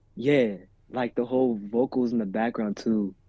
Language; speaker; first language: English; native; English